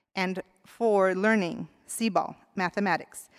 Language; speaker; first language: English; early bilingual, other home language; Spanish